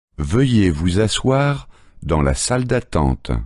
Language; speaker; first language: French; native; French